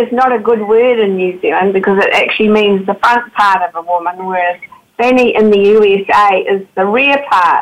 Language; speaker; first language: English; native; English